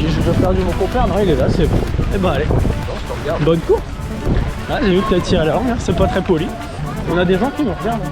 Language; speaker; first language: French; native; French